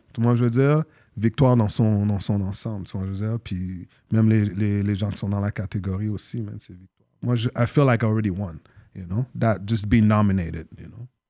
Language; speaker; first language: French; native; French